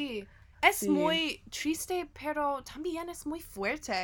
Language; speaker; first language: Spanish; non-native, learner; English